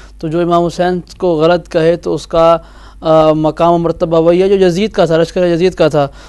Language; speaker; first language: Urdu; native; Urdu